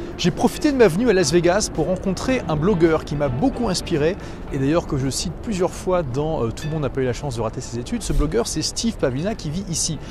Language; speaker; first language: French; native; French